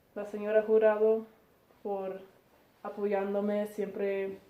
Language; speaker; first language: Spanish; early bilingual, heritage; Spanish